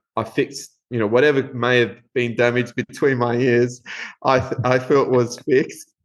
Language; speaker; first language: English; non-native, fluent; Spanish